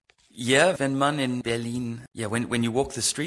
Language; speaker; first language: German; non-native, learner; English